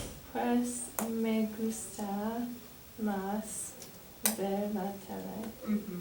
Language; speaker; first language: Spanish; non-native, learner; English